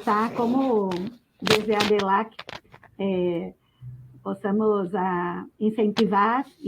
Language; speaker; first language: Spanish; non-native, fluent; Portuguese